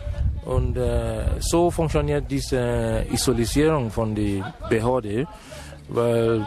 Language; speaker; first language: German; non-native, fluent; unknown